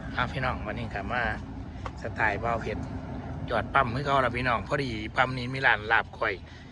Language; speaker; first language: Thai; native; Thai